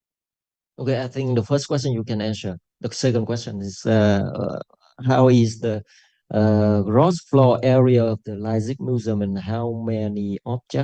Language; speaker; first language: English; non-native, fluent; Vietnamese